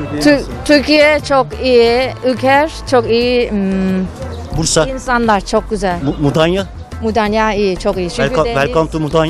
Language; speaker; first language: Turkish; non-native, learner; Thai